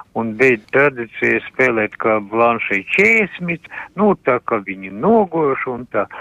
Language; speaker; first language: Latvian; non-native, local second language; Russian